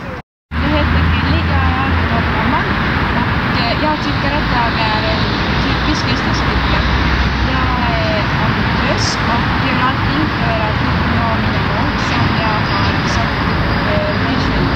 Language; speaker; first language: Swedish; non-native, learner; Estonian